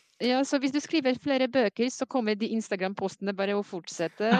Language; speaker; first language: Norwegian; non-native, fluent; Polish